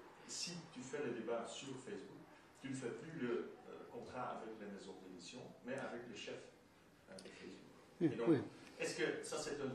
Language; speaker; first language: French; non-native, fluent; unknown